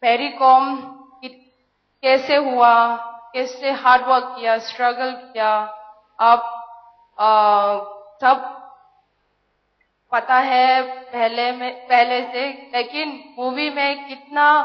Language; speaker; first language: Hindi; non-native, local second language; Manipuri